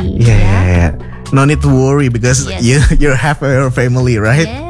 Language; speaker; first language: English; non-native, learner; Indonesian